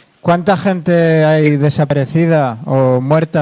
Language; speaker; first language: Spanish; non-native, local second language; Catalan